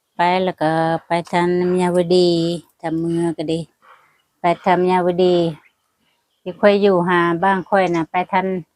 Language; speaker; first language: Thai; early bilingual, other home language; Burmese